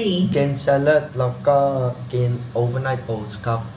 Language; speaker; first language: Thai; non-native, learner; Dutch